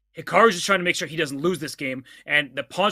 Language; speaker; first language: English; native; English